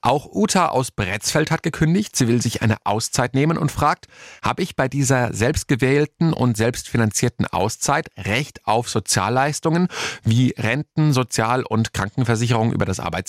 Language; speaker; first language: German; native; German